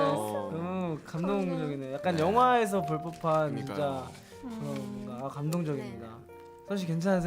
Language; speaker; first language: Korean; native; Korean